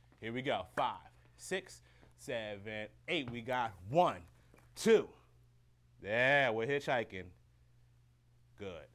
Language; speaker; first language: English; native; English